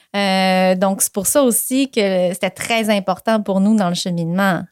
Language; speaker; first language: French; native; French